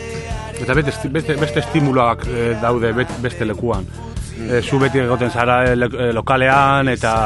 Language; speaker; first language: Basque; non-native, local second language; Spanish